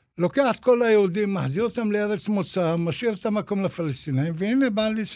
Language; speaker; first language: Hebrew; native; Hebrew